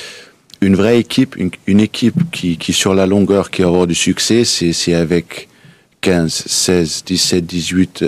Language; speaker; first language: French; non-native, fluent; Danish